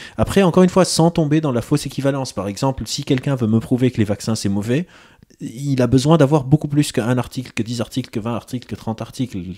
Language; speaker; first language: French; non-native, local second language; Arabic